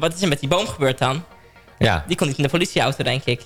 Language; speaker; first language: Dutch; native; Dutch